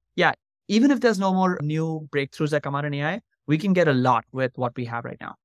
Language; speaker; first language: English; non-native, local second language; Hindi